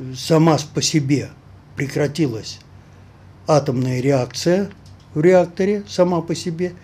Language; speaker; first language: Russian; native; Russian